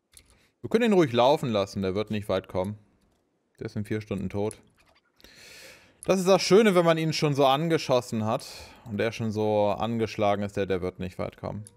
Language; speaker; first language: German; native; German